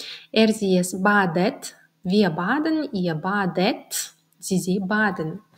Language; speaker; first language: German; non-native, learner; Turkmen